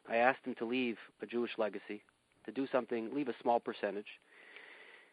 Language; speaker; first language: English; native; English